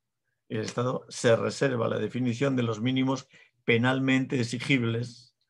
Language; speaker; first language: Spanish; native; Spanish